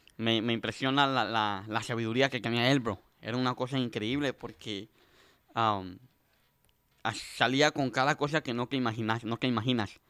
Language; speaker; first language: Spanish; native; Spanish